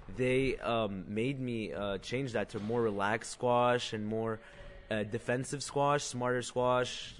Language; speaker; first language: English; non-native, fluent; Arabic